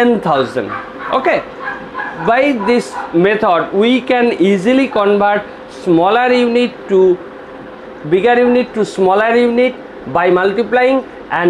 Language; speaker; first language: English; non-native, local second language; Bangla